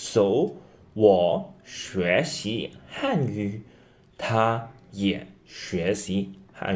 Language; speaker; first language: Chinese; non-native, fluent; English